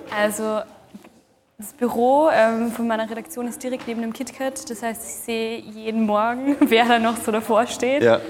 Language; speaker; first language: German; native; German